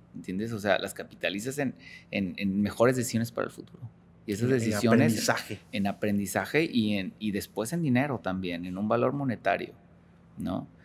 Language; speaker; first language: Spanish; native; Spanish